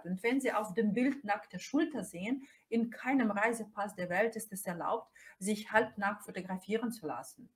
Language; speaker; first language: German; non-native, fluent; Russian